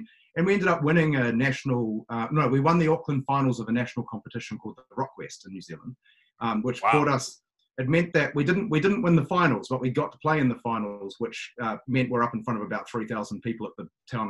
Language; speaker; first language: English; native; English